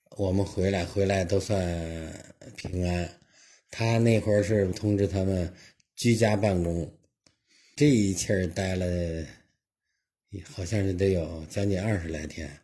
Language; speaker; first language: Chinese; native; Chinese